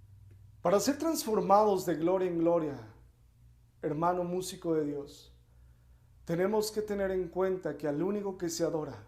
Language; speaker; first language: Spanish; native; Spanish